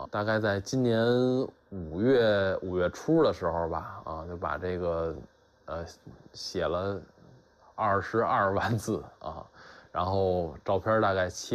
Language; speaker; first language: Chinese; native; Chinese